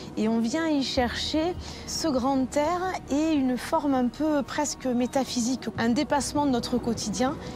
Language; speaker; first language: French; native; French